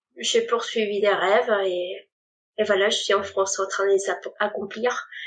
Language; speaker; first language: French; non-native, fluent; Spanish